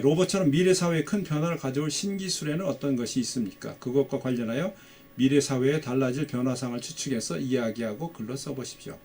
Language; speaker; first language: Korean; native; Korean